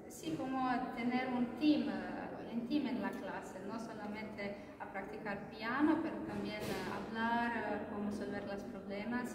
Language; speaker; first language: Spanish; non-native, fluent; Croatian